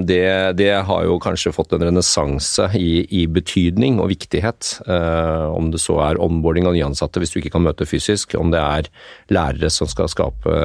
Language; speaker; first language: Norwegian; native; Norwegian